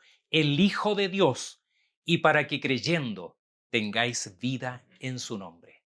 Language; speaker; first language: Spanish; native; Spanish